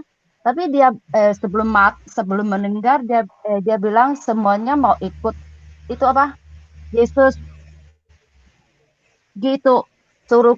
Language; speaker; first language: Indonesian; non-native, learner; Cantonese